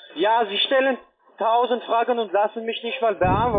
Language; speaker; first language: German; non-native, learner; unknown